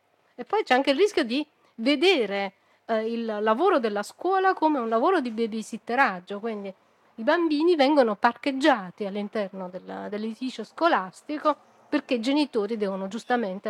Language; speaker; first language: Italian; native; Italian